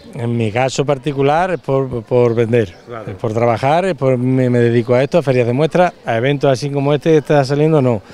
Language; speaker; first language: Spanish; native; Spanish